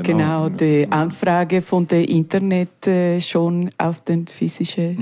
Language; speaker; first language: German; non-native, learner; Spanish